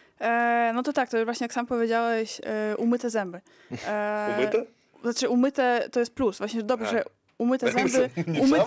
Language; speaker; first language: Polish; early bilingual, heritage; Polish